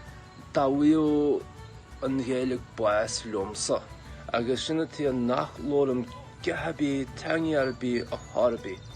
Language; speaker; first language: Irish; non-native, learner; English